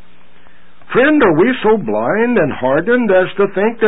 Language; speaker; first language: English; native; English